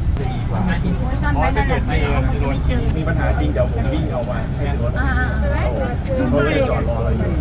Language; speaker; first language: Thai; native; Thai